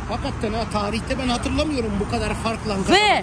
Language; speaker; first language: Turkish; native; Turkish